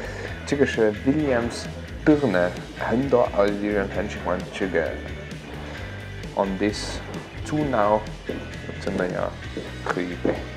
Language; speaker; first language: Chinese; non-native, fluent; German